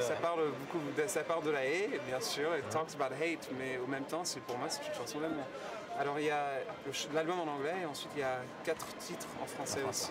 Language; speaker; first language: French; non-native, fluent; English